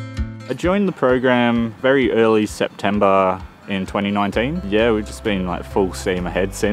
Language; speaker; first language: English; native; English